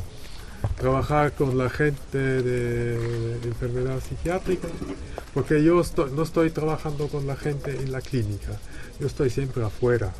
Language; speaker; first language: Spanish; non-native, learner; German